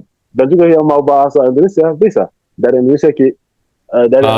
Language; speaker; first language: Indonesian; non-native, fluent; Arabic